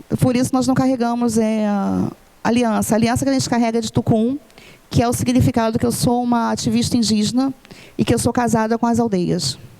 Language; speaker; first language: Portuguese; non-native, fluent; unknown